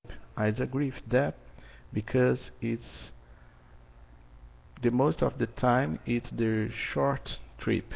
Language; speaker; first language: English; non-native, learner; Portuguese